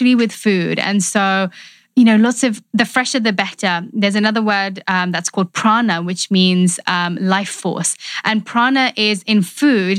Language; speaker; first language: English; native; English